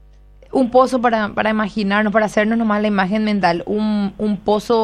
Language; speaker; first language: Spanish; native; Spanish